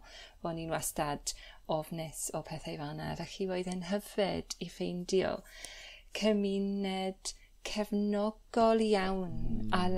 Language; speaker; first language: Welsh; non-native, learner; English